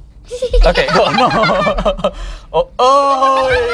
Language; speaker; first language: English; non-native, learner; Indonesian